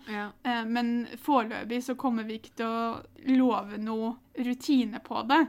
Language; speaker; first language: Norwegian; native; Norwegian